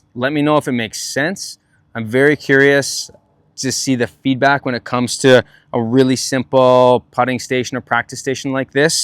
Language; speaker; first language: English; native; English